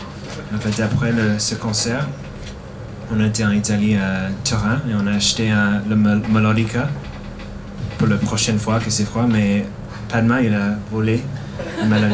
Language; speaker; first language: French; non-native, learner; English